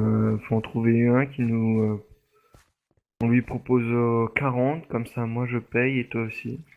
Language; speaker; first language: French; native; French